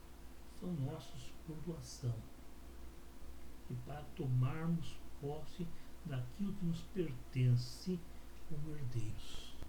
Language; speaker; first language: Portuguese; native; Portuguese